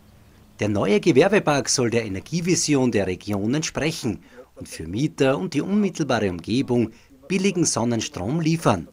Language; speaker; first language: German; native; German